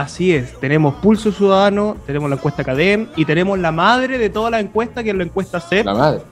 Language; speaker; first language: Spanish; native; Spanish